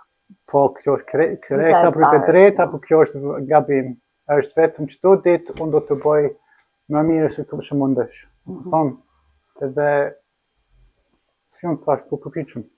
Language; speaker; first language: Albanian; non-native, learner; English